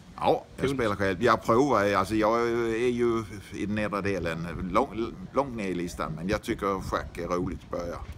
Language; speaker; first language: Swedish; native; Swedish